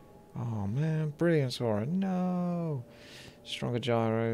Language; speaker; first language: English; native; English